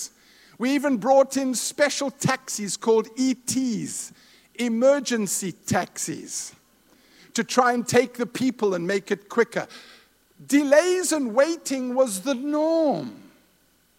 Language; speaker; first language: English; native; English